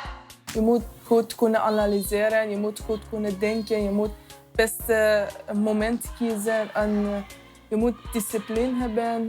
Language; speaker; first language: Dutch; non-native, learner; Persian